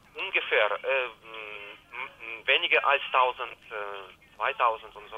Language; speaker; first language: German; non-native, learner; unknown